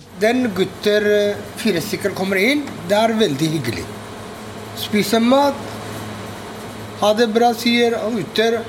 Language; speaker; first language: Norwegian; non-native, learner; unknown